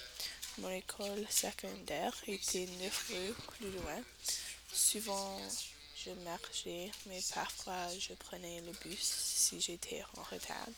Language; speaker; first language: French; non-native, learner; English